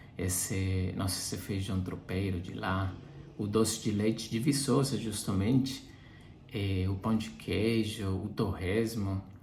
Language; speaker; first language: Portuguese; non-native, fluent; Spanish